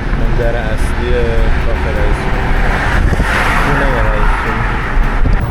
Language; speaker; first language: Persian; native; Persian